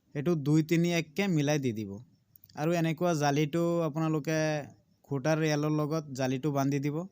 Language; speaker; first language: Assamese; non-native, local second language; Bangla